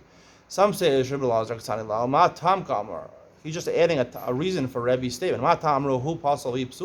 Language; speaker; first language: English; native; English